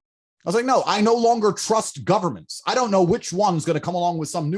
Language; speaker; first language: English; native; English